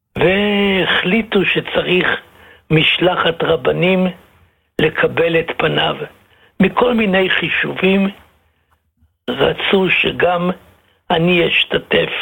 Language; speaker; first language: Hebrew; native; Hebrew